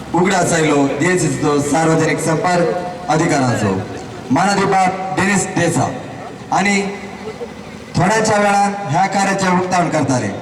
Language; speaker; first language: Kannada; non-native, local second language; Konkani